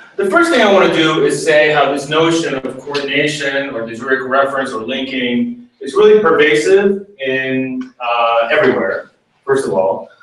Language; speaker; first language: English; early bilingual, other home language; Spanish